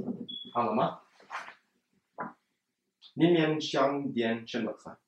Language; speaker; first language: Chinese; non-native, learner; English